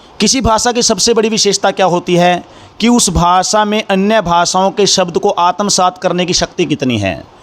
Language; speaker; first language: Hindi; native; Hindi